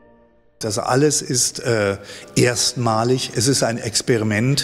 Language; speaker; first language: German; native; German